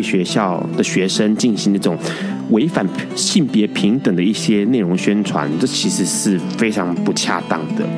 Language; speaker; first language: Chinese; native; Chinese